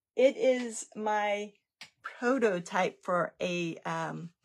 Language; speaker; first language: English; native; English